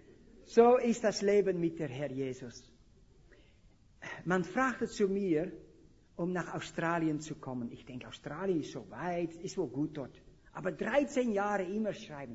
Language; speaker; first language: German; non-native, fluent; Dutch